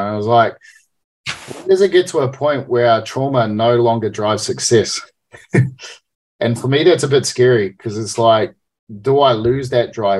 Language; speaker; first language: English; native; English